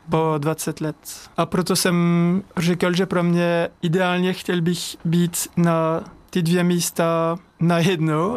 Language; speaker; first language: Czech; non-native, learner; French